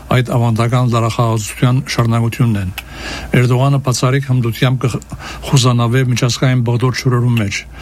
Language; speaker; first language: Armenian; early bilingual, heritage; Armenian